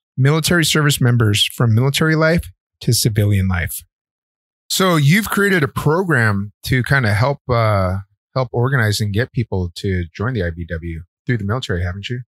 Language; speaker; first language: English; native; English